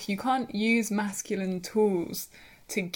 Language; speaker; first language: English; native; English